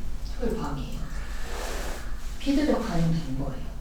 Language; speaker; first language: Korean; native; Korean